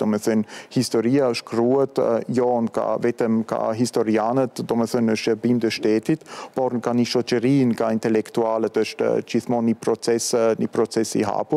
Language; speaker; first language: Albanian; non-native, fluent; German